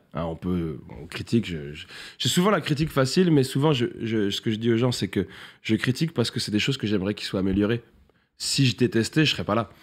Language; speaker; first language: French; native; French